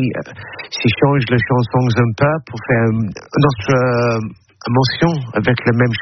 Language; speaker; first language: French; non-native, learner; English